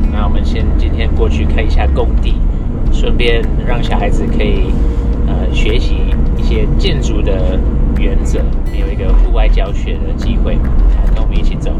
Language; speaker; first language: Chinese; non-native, fluent; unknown